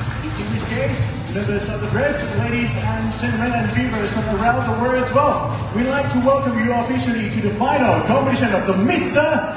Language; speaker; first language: English; non-native, fluent; Thai